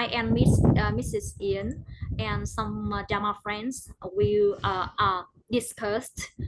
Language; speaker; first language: English; non-native, learner; Vietnamese